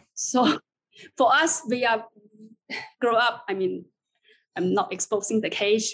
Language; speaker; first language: English; non-native, fluent; Chinese